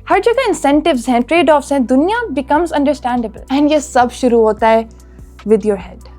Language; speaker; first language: Urdu; native; Urdu